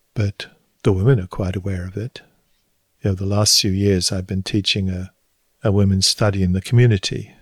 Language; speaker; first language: English; native; English